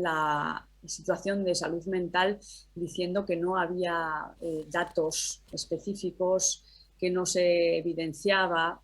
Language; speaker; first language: Spanish; native; Spanish